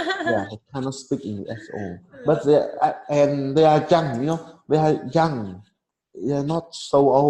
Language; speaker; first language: English; non-native, learner; Vietnamese